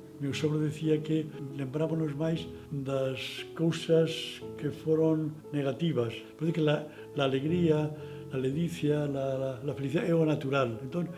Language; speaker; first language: Galician; non-native, local second language; Spanish